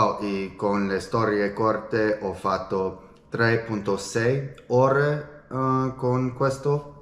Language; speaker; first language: Italian; non-native, learner; English